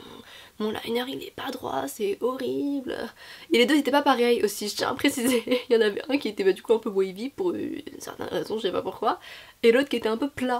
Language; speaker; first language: French; native; French